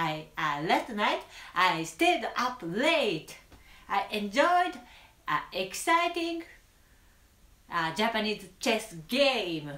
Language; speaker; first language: English; non-native, learner; Japanese